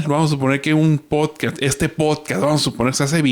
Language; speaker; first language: Spanish; native; Spanish